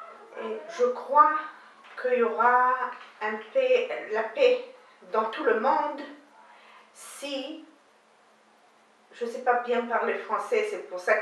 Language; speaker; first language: French; non-native, learner; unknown